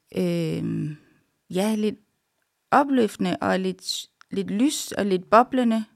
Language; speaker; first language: Danish; native; Danish